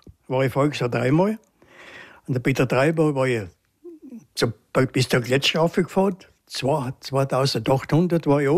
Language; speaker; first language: German; native; German